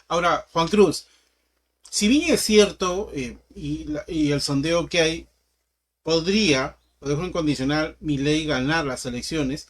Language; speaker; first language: Spanish; native; Spanish